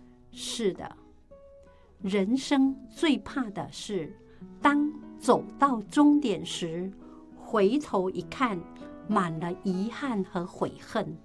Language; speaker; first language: Chinese; native; Chinese